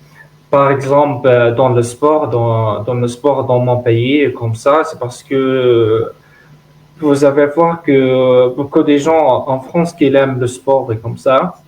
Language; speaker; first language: French; non-native, learner; Arabic